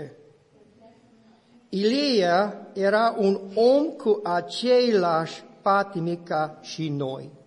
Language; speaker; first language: Romanian; non-native, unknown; English